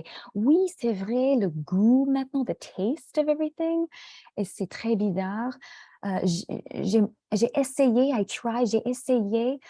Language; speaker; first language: French; non-native, fluent; English